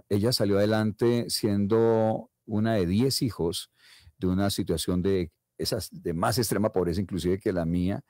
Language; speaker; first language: Spanish; native; Spanish